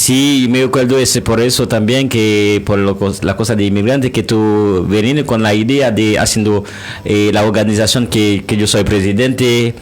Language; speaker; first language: Spanish; non-native, learner; Haitian Creole